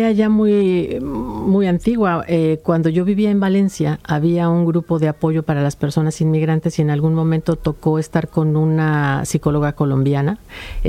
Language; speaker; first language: Spanish; native; Spanish